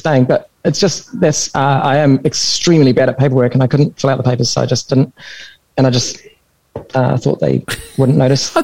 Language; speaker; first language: English; native; English